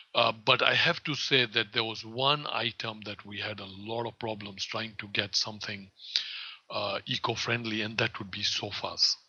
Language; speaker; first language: English; non-native, local second language; Gujarati